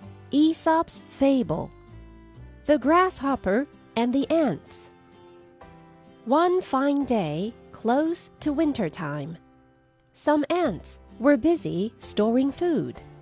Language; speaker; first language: English; non-native, fluent; Chinese